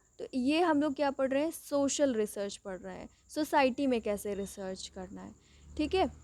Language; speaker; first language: Hindi; native; Hindi